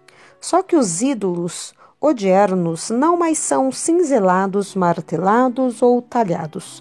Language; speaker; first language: Portuguese; native; Portuguese